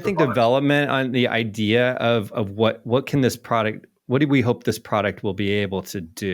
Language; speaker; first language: English; native; English